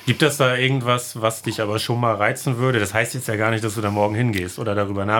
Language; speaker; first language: German; native; German